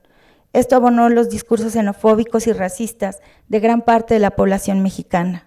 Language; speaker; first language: Spanish; native; Spanish